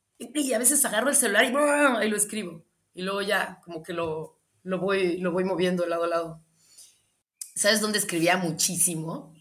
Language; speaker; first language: Spanish; native; Spanish